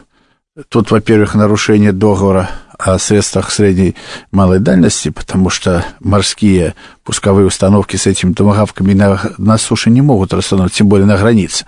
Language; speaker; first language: Russian; native; Russian